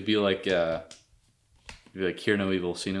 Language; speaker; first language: English; native; English